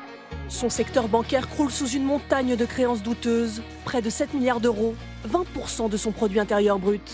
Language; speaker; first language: French; native; French